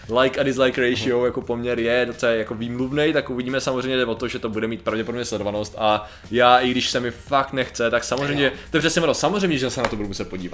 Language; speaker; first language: Czech; native; Czech